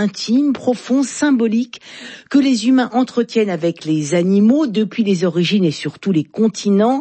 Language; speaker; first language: French; native; French